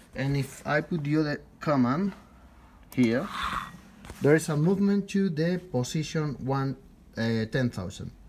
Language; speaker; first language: English; non-native, fluent; Spanish